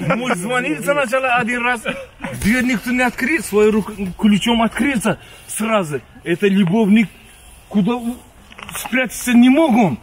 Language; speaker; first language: Russian; non-native, local second language; Uzbek